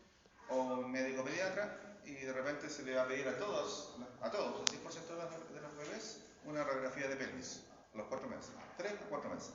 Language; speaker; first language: Spanish; native; Spanish